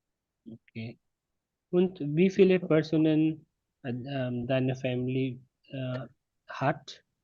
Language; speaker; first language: German; non-native, learner; Hindi